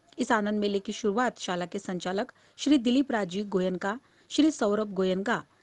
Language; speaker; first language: Hindi; non-native, local second language; Marathi